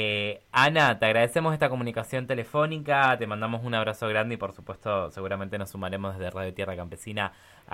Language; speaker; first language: Spanish; native; Spanish